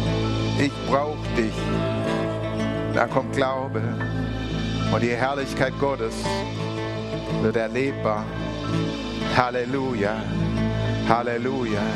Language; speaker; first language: German; native; German